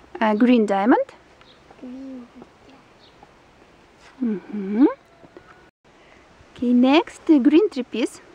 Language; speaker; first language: English; non-native, learner; Russian